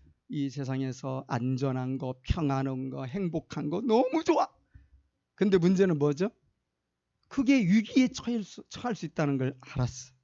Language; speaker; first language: Korean; native; Korean